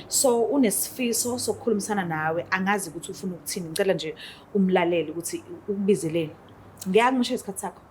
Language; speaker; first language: Zulu; native; Zulu